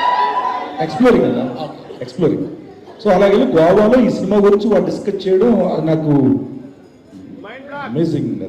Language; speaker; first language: Telugu; native; Telugu